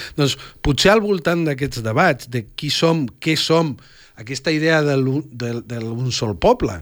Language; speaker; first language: Catalan; non-native, fluent; Spanish